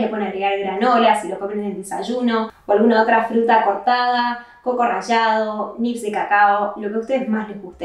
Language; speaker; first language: Spanish; native; Spanish